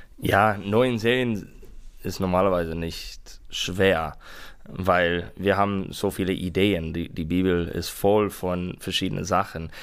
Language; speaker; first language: German; non-native, learner; English